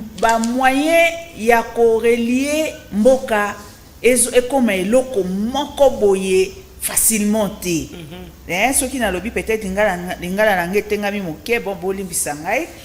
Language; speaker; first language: Lingala; native; Lingala